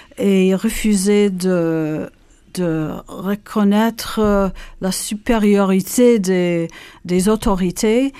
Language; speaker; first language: French; non-native, fluent; English